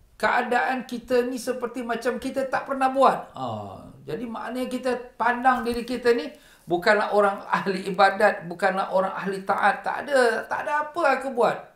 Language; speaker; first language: Malay; native; Malay